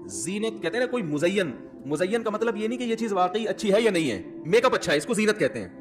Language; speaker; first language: Urdu; native; Urdu